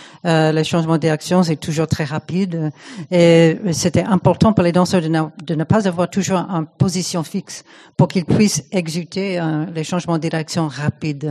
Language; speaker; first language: French; non-native, fluent; English